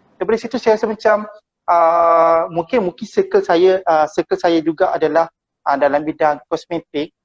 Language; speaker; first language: Malay; native; Malay